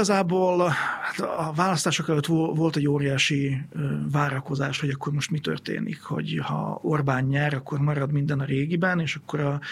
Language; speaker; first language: Hungarian; native; Hungarian